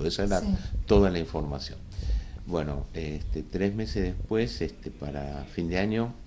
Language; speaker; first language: Spanish; native; Spanish